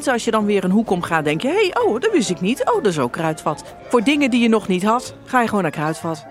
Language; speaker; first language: Dutch; native; Dutch